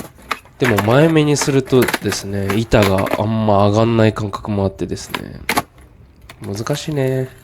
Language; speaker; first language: Japanese; native; Japanese